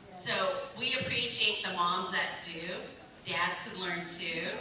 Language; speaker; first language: English; early bilingual, other home language; Korean